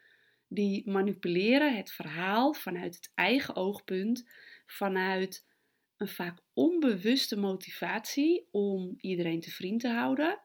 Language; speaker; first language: Dutch; native; Dutch